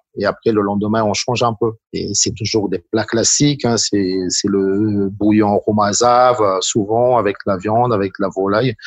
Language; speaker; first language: French; non-native, local second language; Malagasy